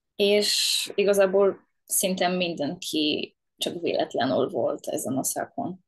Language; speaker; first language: Hungarian; non-native, fluent; Polish